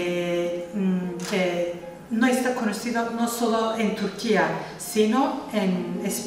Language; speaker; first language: Spanish; non-native, fluent; Turkish